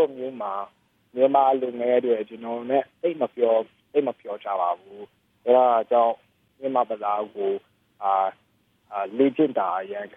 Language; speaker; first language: Burmese; non-native, learner; English